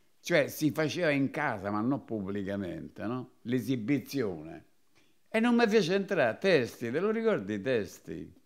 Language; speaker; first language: Italian; native; Italian